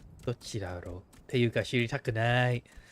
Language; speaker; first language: Japanese; non-native, fluent; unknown